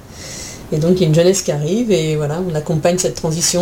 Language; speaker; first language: French; native; French